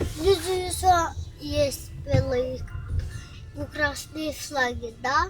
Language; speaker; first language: Russian; non-native, learner; Turkish